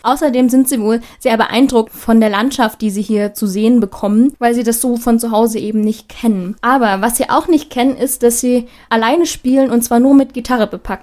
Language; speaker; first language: German; native; German